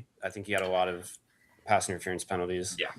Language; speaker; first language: English; native; English